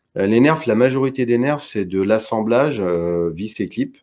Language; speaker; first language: French; native; French